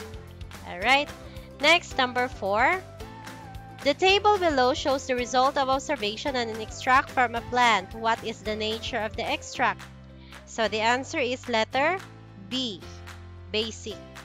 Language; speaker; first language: English; non-native, local second language; Cebuano